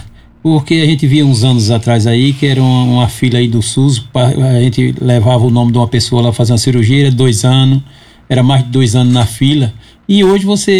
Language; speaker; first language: Portuguese; native; Portuguese